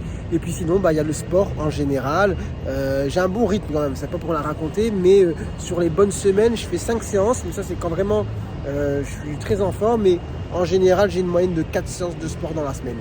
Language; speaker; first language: French; native; French